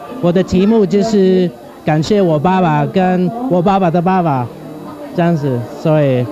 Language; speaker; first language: Chinese; non-native, fluent; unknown